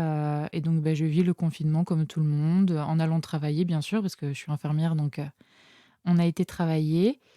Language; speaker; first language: French; native; French